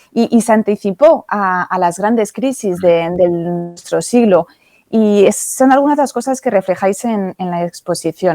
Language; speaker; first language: Spanish; native; Spanish